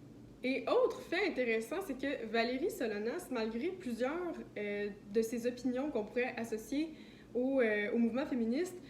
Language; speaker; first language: French; native; French